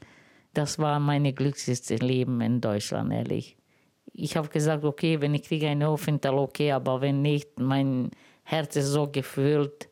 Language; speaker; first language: German; non-native, learner; Romany